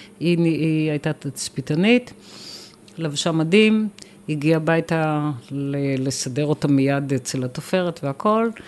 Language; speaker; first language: Hebrew; native; Hebrew